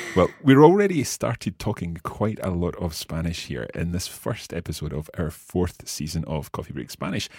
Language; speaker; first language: English; native; English